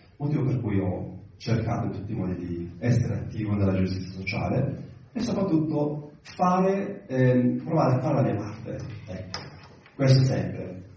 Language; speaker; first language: Italian; early bilingual, other home language; Arabic